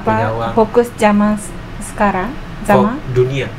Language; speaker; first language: Indonesian; non-native, learner; Japanese